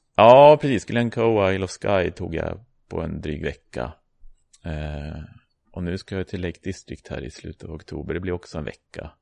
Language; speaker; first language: Swedish; native; Swedish